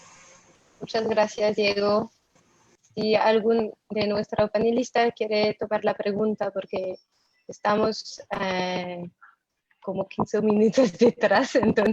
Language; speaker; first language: Spanish; non-native, fluent; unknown